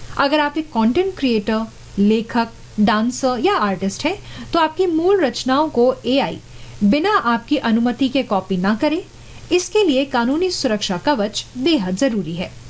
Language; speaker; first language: Hindi; native; Hindi